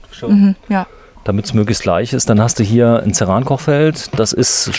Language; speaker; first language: German; native; German